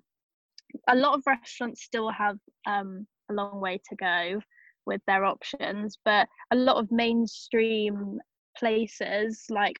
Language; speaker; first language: English; native; English